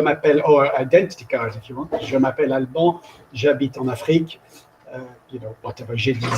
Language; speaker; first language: French; non-native, fluent; English